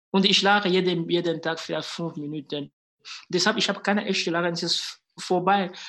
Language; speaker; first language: German; non-native, fluent; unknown